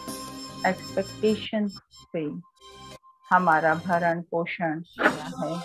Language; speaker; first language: Hindi; native; Hindi